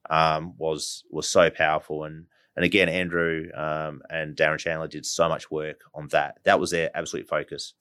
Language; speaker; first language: English; native; English